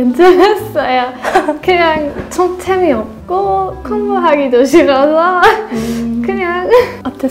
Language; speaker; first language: Korean; non-native, learner; German